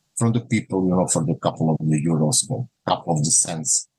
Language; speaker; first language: English; non-native, learner; Croatian